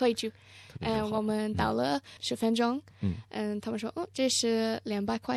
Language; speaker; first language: Chinese; non-native, learner; English